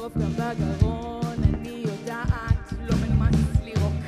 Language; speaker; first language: Hebrew; native; Hebrew